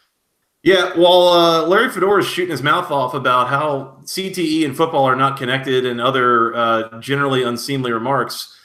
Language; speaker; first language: English; native; English